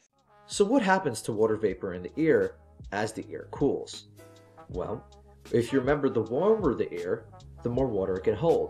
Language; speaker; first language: English; native; English